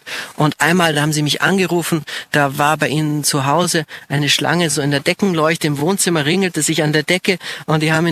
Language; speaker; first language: German; native; German